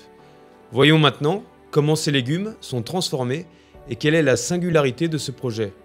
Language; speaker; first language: French; native; French